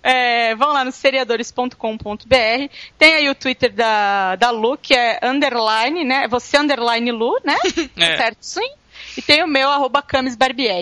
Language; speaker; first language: Portuguese; native; Portuguese